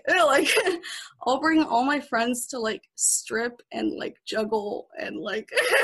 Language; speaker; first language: English; native; English